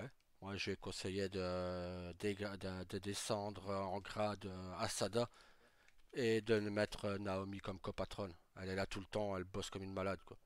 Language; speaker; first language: French; native; French